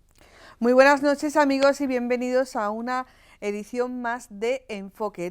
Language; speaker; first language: Spanish; native; Spanish